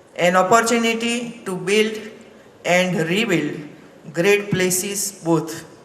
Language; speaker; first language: English; non-native, local second language; Gujarati